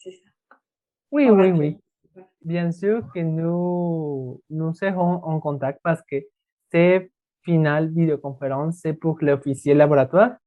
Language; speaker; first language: French; non-native, learner; Spanish